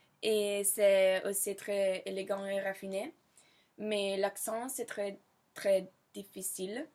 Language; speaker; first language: French; non-native, fluent; Italian